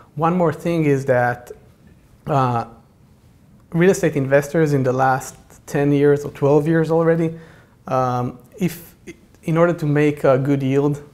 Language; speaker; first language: English; non-native, fluent; Hebrew